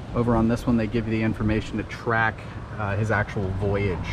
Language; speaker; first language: English; native; English